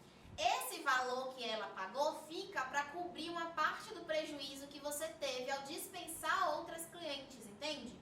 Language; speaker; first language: Portuguese; native; Portuguese